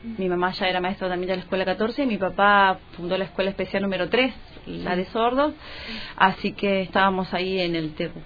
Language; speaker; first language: Spanish; native; Spanish